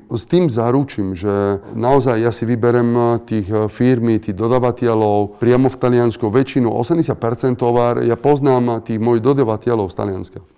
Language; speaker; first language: Slovak; non-native, fluent; Italian